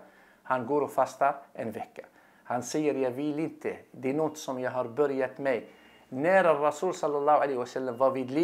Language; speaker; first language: Swedish; non-native, fluent; Arabic